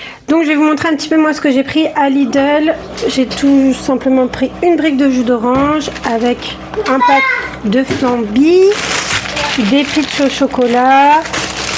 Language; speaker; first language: French; native; French